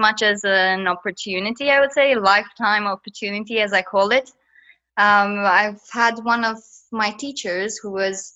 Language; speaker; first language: English; non-native, fluent; Romanian